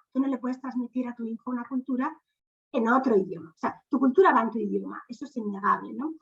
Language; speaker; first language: Spanish; native; Spanish